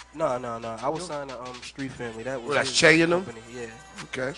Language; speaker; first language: English; native; English